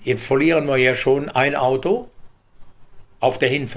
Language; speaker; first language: German; native; German